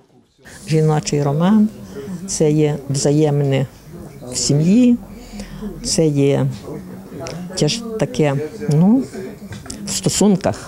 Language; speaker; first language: Ukrainian; native; Ukrainian